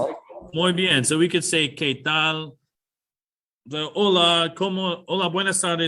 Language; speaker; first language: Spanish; non-native, fluent; English